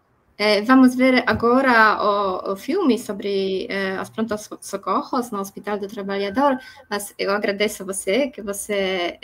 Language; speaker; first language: Portuguese; non-native, learner; Polish